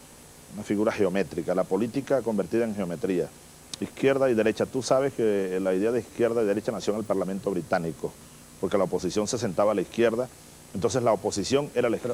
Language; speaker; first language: Spanish; native; Spanish